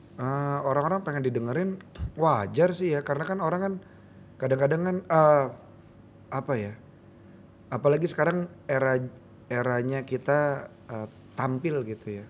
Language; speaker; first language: Indonesian; native; Indonesian